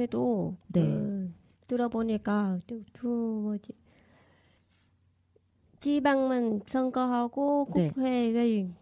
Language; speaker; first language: Korean; non-native, learner; Vietnamese